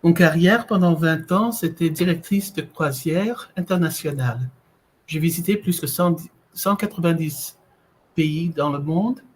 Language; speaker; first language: French; non-native, fluent; English